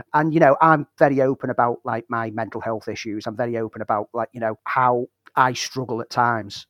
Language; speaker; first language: English; native; English